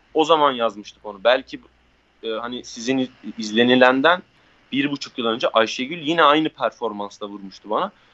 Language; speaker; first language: Turkish; native; Turkish